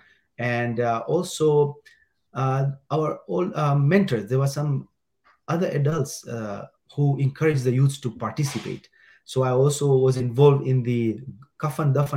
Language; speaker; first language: English; non-native, local second language; Gujarati